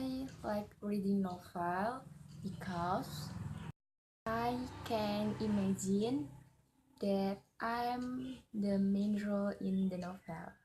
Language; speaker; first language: English; non-native, learner; Indonesian